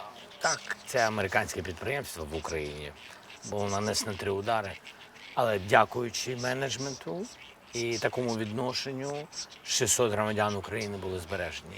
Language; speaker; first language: Ukrainian; non-native, local second language; Russian